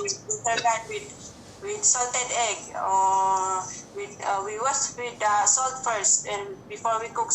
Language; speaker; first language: English; non-native, learner; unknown